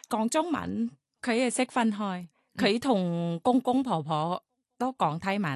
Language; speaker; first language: Cantonese; non-native, fluent; Thai